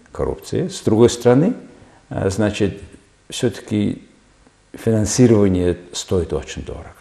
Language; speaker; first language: Russian; non-native, fluent; Mongolian